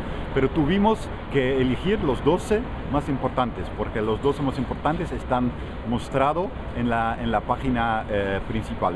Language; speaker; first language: Spanish; non-native, fluent; Dutch